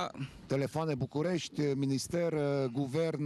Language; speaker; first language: Romanian; native; Romanian